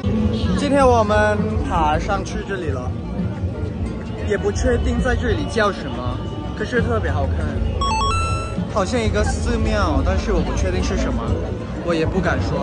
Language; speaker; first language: Chinese; non-native, fluent; Thai